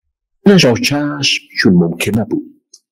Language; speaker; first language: Persian; non-native, learner; Urdu